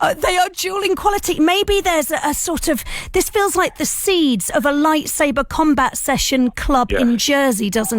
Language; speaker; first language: English; native; English